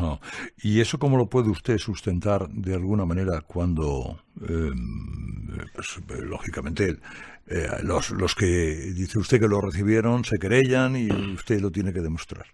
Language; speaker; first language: Spanish; native; Spanish